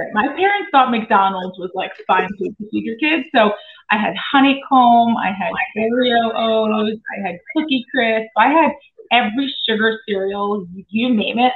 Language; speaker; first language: English; native; English